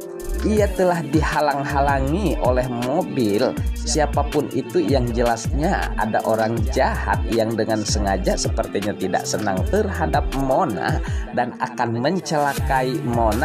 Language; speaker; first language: Indonesian; native; Indonesian